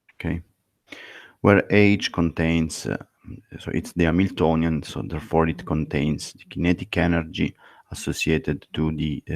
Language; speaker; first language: English; non-native, fluent; Italian